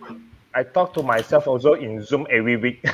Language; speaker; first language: English; non-native, learner; Cantonese